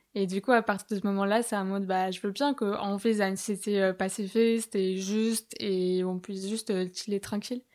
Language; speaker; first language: French; native; French